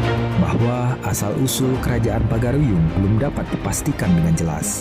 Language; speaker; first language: Malay; native; Malay